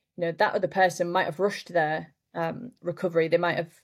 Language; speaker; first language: English; native; English